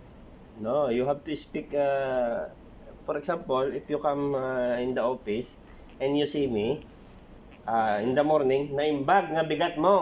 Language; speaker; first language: English; non-native, local second language; Filipino